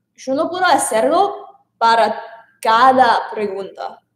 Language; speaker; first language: Spanish; non-native, learner; English